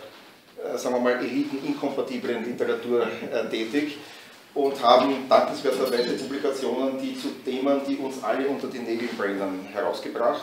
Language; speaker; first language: German; native; German